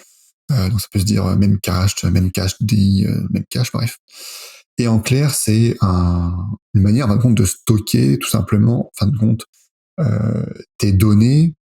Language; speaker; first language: French; native; French